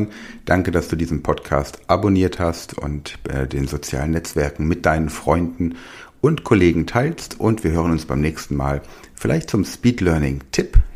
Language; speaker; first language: German; native; German